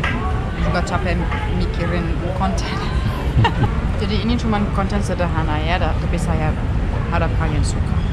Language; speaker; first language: Indonesian; non-native, fluent; German